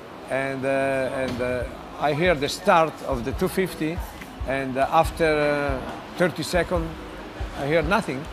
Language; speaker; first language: English; non-native, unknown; Italian